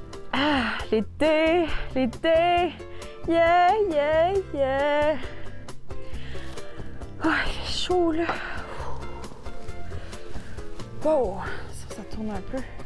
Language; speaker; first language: French; native; French